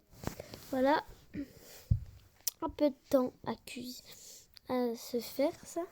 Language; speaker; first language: French; native; French